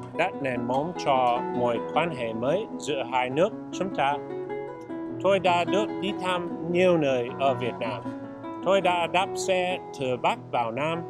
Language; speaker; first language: Vietnamese; non-native, learner; English